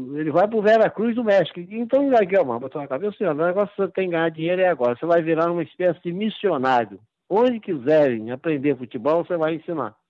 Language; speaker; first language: Portuguese; native; Portuguese